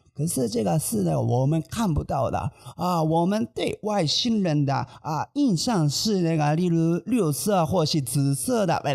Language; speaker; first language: Chinese; non-native, fluent; Japanese